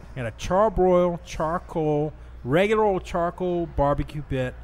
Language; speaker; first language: English; native; English